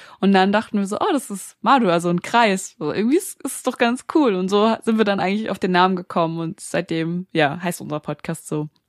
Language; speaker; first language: German; native; German